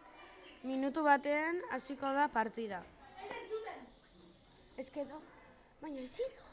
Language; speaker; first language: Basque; non-native, local second language; Spanish